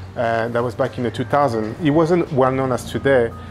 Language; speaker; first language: English; non-native, fluent; French